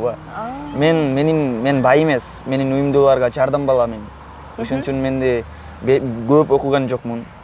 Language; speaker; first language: Kyrgyz; non-native, learner; Bangla